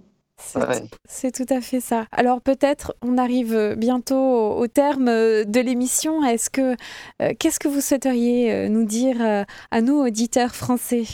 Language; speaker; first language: French; native; French